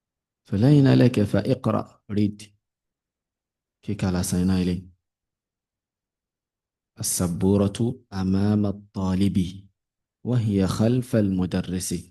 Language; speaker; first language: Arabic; non-native, fluent; Yoruba